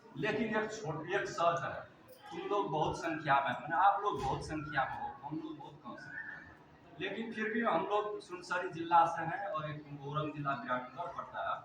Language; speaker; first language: Hindi; non-native, fluent; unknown